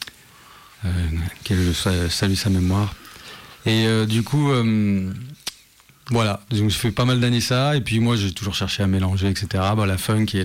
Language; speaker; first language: French; native; French